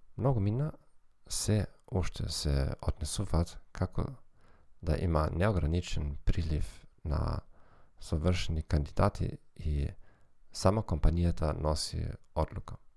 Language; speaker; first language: Macedonian; non-native, fluent; German